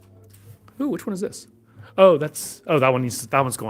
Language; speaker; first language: English; native; English